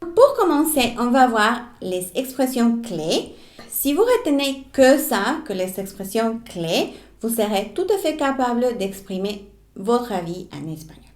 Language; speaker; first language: French; non-native, fluent; Spanish